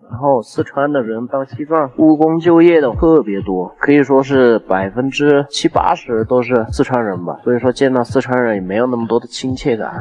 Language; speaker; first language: Chinese; native; Chinese